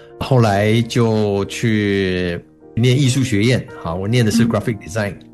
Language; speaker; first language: Chinese; native; Chinese